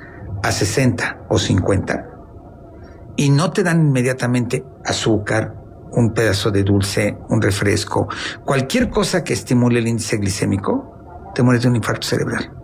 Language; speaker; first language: Spanish; native; Spanish